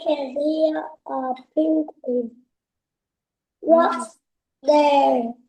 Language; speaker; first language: English; non-native, learner; Vietnamese